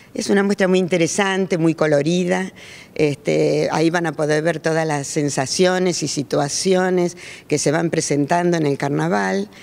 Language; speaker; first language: Spanish; native; Spanish